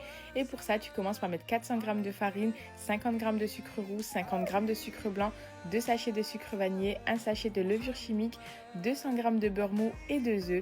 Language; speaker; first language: French; native; French